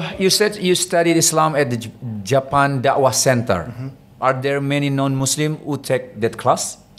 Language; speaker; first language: English; non-native, learner; Indonesian